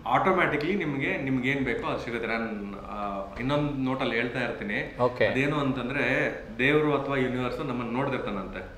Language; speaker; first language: Kannada; native; Kannada